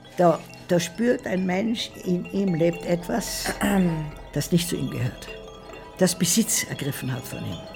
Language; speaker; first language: German; native; German